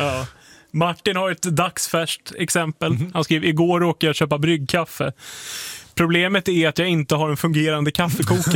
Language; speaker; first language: Swedish; native; Swedish